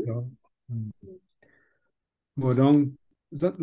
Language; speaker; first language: Vietnamese; non-native, learner; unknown